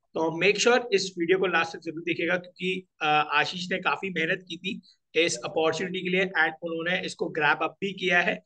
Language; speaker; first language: Hindi; native; Hindi